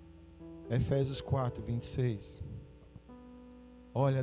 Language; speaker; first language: Portuguese; native; Portuguese